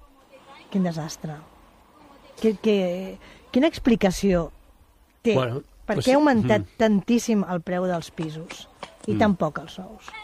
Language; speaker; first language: Catalan; native; Catalan